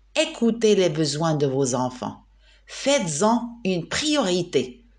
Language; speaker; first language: French; non-native, local second language; Arabic